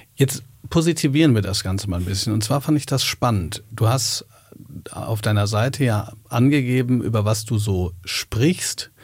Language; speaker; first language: German; native; German